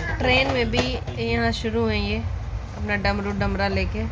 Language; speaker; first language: Hindi; native; Hindi